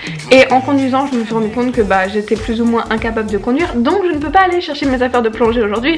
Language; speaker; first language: French; native; French